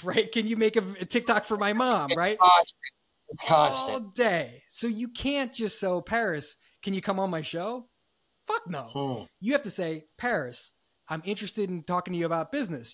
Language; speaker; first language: English; native; English